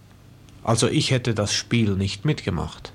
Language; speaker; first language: German; native; German